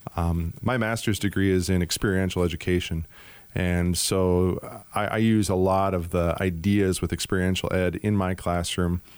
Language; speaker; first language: English; native; English